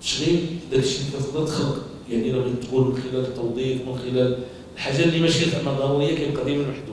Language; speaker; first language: Arabic; native; Arabic